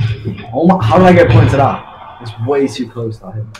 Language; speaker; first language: English; native; English